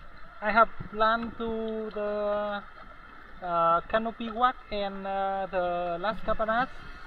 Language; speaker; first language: English; non-native, learner; Vietnamese